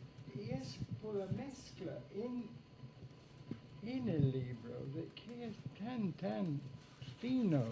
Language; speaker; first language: Spanish; non-native, fluent; English